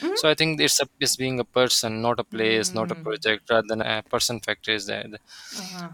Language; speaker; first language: English; non-native, local second language; Urdu